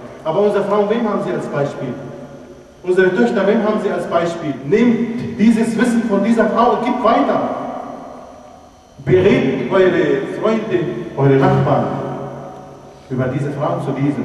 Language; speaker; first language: German; non-native, fluent; Arabic